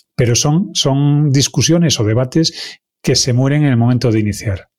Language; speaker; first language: Spanish; non-native, local second language; Galician